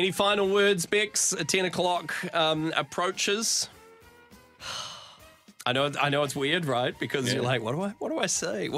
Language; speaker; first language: English; native; English